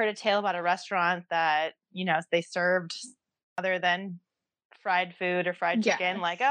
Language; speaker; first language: English; native; English